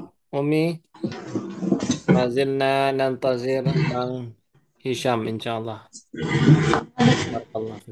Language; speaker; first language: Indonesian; native; Indonesian